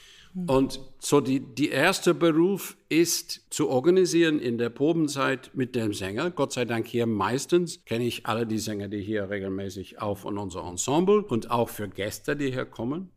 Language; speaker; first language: German; non-native, fluent; English